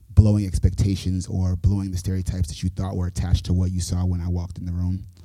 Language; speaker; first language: English; native; English